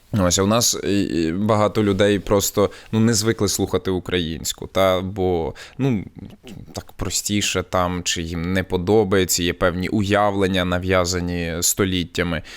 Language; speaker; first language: Ukrainian; non-native, local second language; Russian